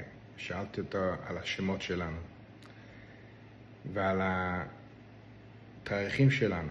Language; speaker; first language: Hebrew; non-native, local second language; Yiddish